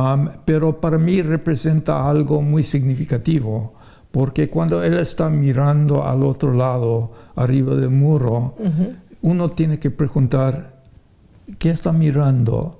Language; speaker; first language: Spanish; non-native, fluent; English